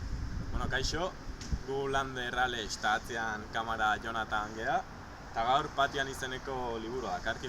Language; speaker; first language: Basque; native; Basque